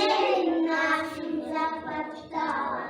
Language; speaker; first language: Russian; native; Russian